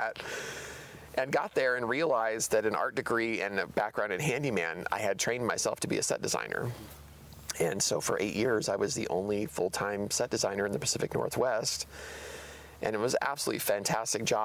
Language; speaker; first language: English; native; English